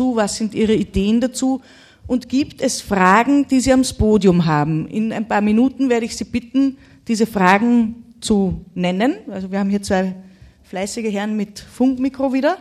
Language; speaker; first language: German; native; German